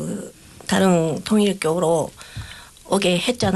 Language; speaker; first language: Korean; non-native, fluent; Japanese